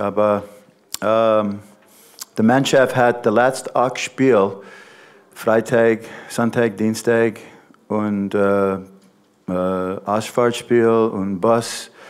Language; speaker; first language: German; non-native, learner; English